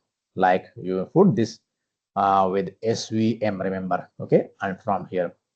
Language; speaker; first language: English; non-native, fluent; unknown